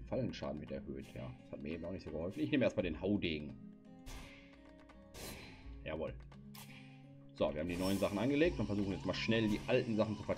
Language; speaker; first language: German; native; German